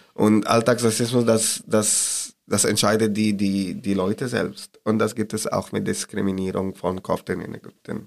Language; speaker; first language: German; non-native, learner; Arabic